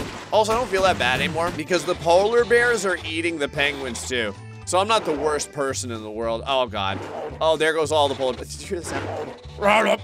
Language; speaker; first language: English; native; English